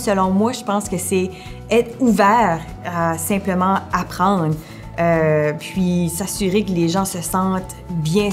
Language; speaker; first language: French; native; French